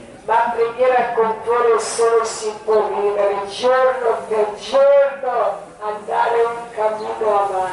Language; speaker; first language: Italian; non-native, learner; Croatian